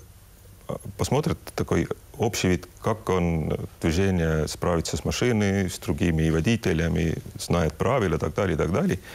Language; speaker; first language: Russian; non-native, local second language; Estonian